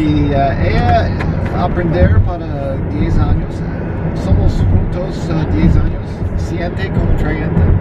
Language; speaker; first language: Spanish; non-native, learner; English